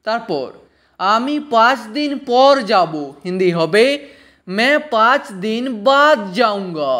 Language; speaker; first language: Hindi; non-native, local second language; Bangla